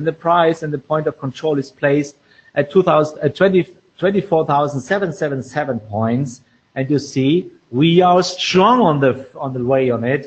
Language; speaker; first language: English; non-native, fluent; German